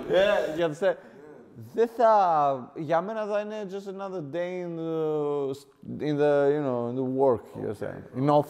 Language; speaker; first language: Greek; native; Greek